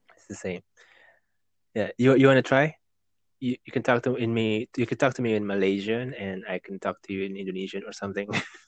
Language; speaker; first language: English; non-native, fluent; Indonesian